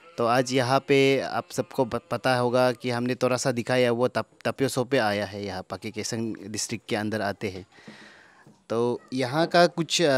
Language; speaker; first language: Hindi; non-native, local second language; Nyishi